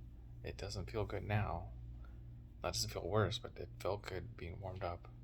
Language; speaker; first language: English; native; English